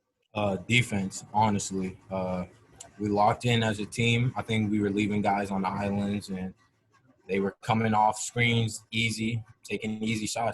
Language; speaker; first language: English; native; English